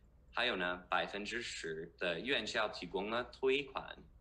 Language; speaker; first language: Chinese; non-native, fluent; English